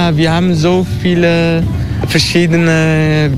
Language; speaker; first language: German; non-native, learner; Turkish